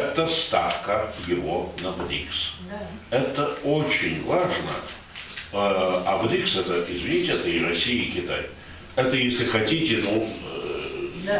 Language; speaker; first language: Russian; native; Russian